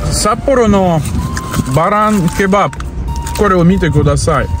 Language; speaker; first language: Japanese; non-native, learner; Russian